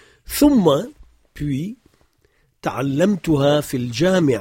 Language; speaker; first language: Arabic; non-native, fluent; French